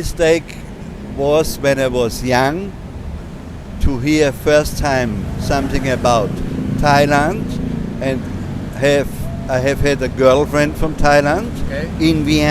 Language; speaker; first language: English; non-native, learner; German